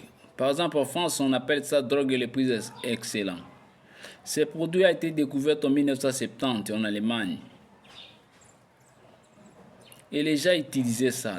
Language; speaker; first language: French; non-native, local second language; Lingala